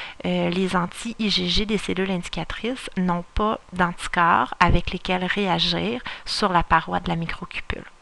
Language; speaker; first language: French; native; French